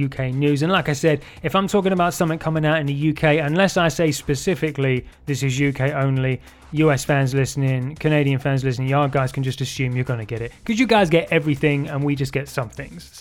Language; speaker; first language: English; native; English